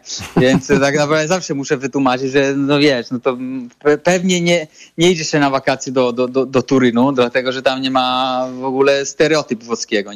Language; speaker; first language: Polish; non-native, fluent; Italian